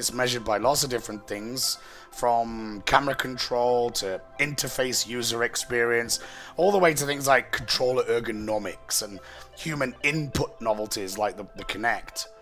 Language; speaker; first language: English; native; English